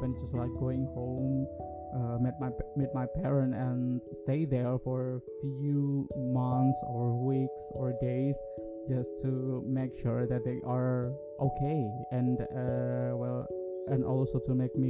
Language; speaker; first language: English; non-native, fluent; Indonesian